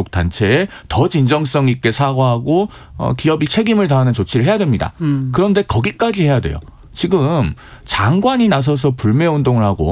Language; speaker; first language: Korean; native; Korean